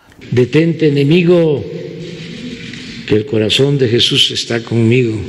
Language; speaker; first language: Spanish; native; Spanish